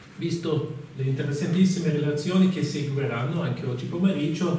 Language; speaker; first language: Italian; non-native, fluent; German